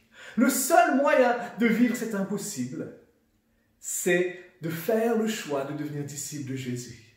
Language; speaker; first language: French; native; French